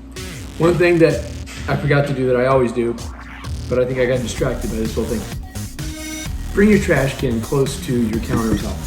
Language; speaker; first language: English; native; English